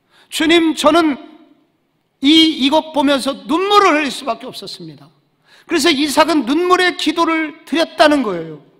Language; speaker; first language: Korean; native; Korean